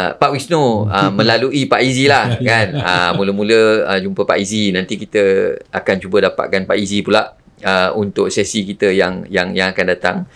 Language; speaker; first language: Malay; native; Malay